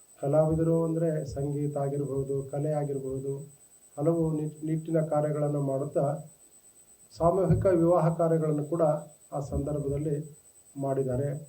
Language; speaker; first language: Kannada; non-native, local second language; Konkani